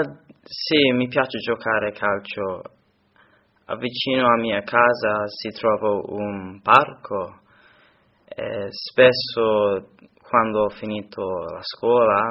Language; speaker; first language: Italian; non-native, learner; English